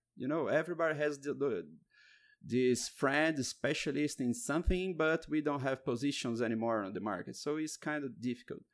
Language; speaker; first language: English; non-native, fluent; Portuguese